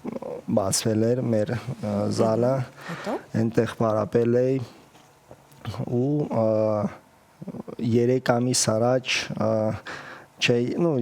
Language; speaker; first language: Armenian; early bilingual, heritage; Russian